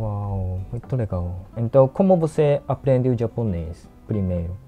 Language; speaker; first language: Portuguese; non-native, learner; Japanese